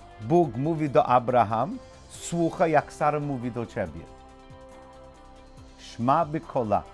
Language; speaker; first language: Polish; non-native, learner; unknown